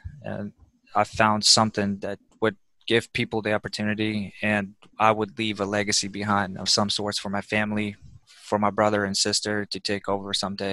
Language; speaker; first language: English; early bilingual, other home language; Russian